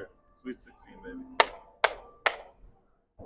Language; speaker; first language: English; native; English